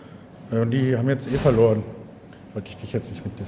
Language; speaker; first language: German; native; German